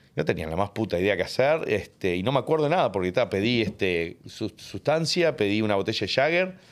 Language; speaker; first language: Spanish; native; Spanish